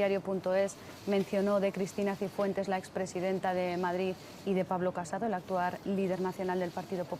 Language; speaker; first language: Spanish; native; Spanish